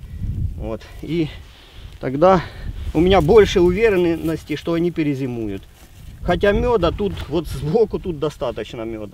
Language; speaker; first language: Russian; native; Russian